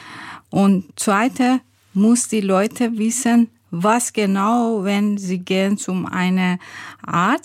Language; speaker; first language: German; non-native, learner; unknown